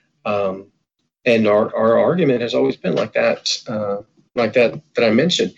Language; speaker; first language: English; early bilingual, other home language; Spanish